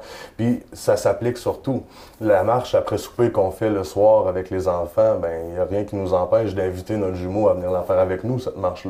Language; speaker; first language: French; native; French